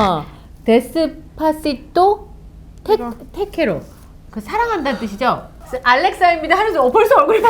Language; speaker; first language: Korean; native; Korean